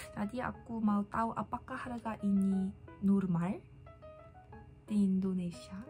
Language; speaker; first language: Indonesian; non-native, learner; Korean